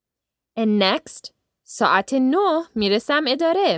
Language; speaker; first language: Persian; early bilingual, heritage; Persian